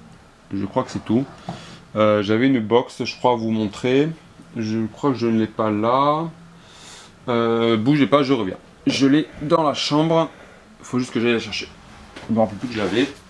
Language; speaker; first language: French; native; French